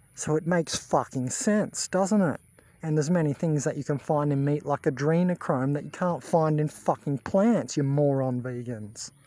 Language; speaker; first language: English; native; English